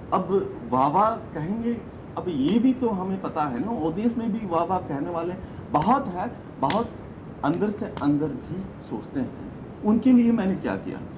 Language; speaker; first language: Hindi; non-native, local second language; Manipuri